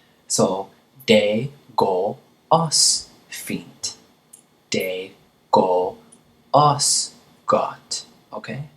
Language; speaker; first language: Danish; non-native, learner; English